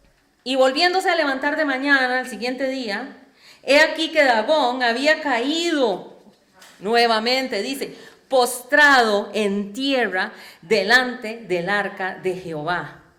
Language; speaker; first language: Spanish; native; Spanish